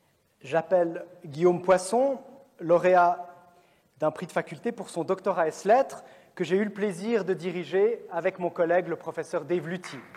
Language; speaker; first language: French; native; French